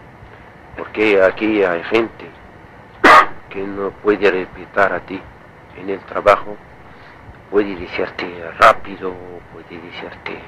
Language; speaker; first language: Spanish; non-native, learner; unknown